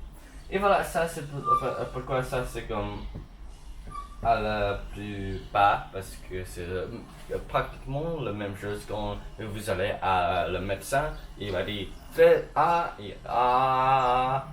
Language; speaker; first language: French; non-native, learner; English